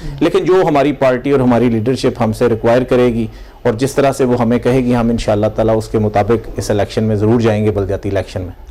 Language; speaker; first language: Urdu; non-native, local second language; Punjabi